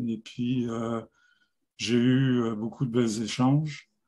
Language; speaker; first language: French; non-native, local second language; English